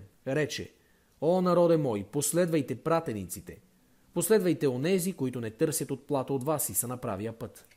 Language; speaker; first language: Bulgarian; native; Bulgarian